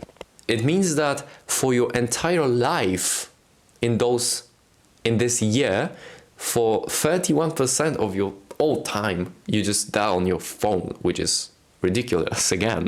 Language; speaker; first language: English; non-native, fluent; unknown